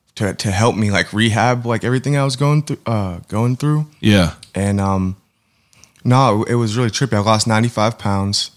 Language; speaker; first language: English; native; English